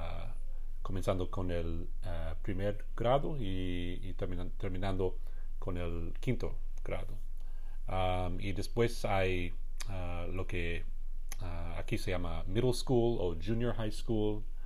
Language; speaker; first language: Spanish; non-native, fluent; English